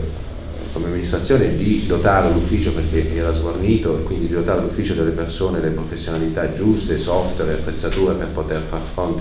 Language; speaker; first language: Italian; native; Italian